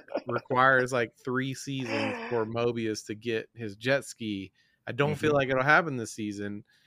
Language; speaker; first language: English; native; English